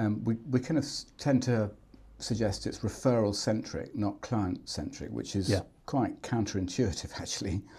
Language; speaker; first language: English; native; English